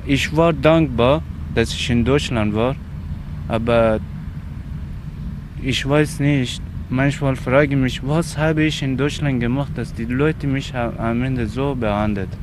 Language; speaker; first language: German; non-native, learner; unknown